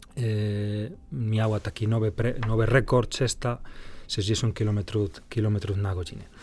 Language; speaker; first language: Polish; non-native, fluent; Spanish